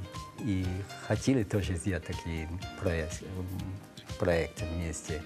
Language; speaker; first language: Russian; non-native, learner; French